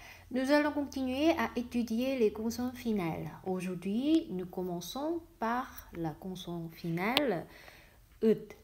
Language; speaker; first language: French; non-native, fluent; Korean